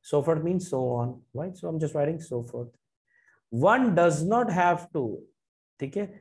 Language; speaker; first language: English; non-native, local second language; Punjabi